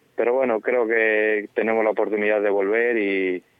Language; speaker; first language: Spanish; native; Spanish